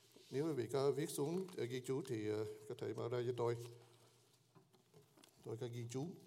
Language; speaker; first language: Vietnamese; early bilingual, heritage; Vietnamese